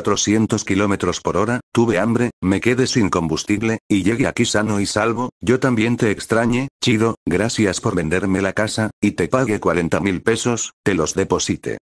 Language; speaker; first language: Spanish; native; Spanish